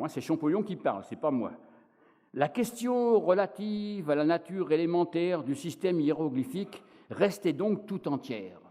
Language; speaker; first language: French; native; French